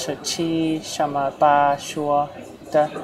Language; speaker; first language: Chinese; non-native, learner; English